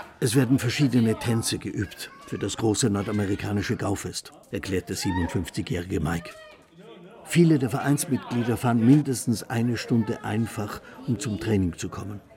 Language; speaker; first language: German; native; German